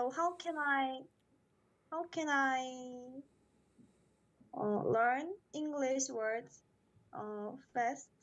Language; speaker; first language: English; non-native, learner; Korean